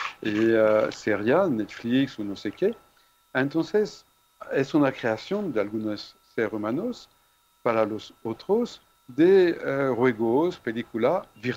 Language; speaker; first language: Spanish; non-native, fluent; French